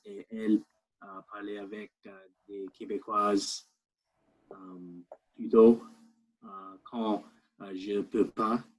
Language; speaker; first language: French; non-native, learner; English